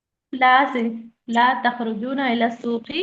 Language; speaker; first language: Arabic; non-native, learner; Urdu